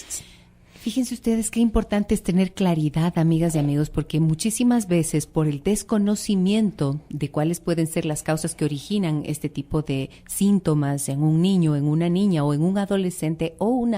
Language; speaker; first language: Spanish; native; Spanish